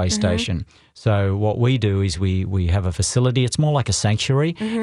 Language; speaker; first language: English; native; English